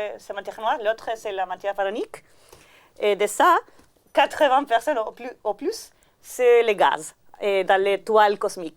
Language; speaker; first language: French; non-native, learner; Spanish